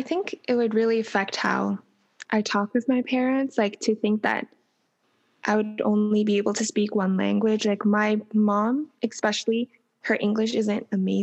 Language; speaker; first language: English; native; English